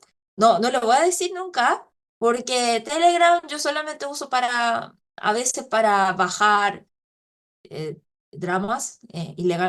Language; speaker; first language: Spanish; non-native, fluent; Korean